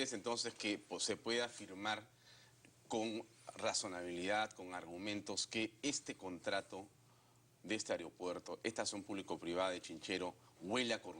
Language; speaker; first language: Spanish; native; Spanish